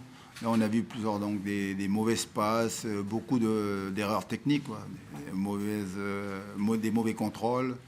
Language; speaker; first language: French; native; French